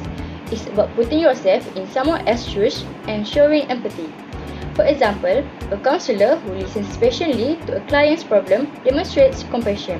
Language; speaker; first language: English; non-native, local second language; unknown